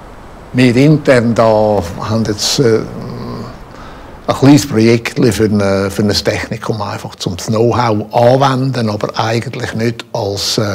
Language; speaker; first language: German; native; German